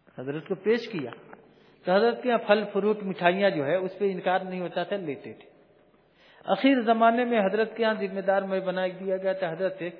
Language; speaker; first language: Urdu; native; Urdu